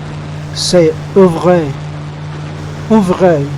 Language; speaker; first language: French; non-native, learner; English